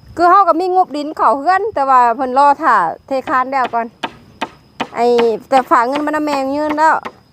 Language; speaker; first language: Thai; native; Thai